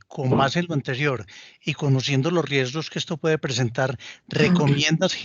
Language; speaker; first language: Spanish; native; Spanish